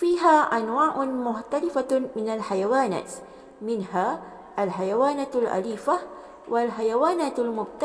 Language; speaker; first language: Arabic; non-native, fluent; Malay